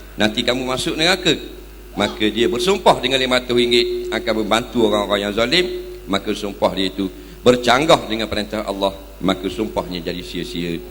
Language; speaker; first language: Malay; native; Malay